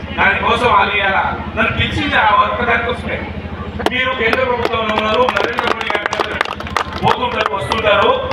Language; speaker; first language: Telugu; non-native, local second language; Lambadi